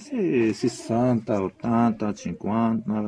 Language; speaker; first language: Italian; non-native, learner; Arabic